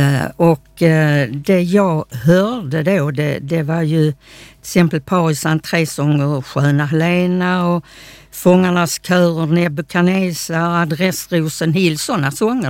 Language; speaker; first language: Swedish; native; Swedish